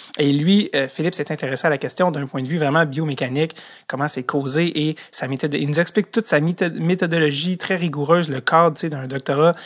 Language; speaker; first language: French; native; French